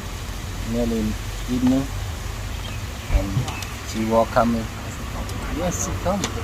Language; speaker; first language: English; non-native, learner; Thai